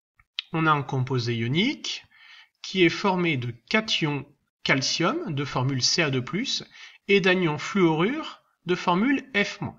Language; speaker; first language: French; native; French